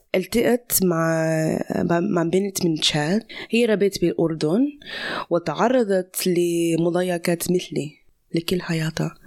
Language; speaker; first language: Arabic; non-native, fluent; English